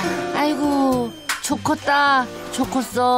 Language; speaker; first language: Korean; native; Korean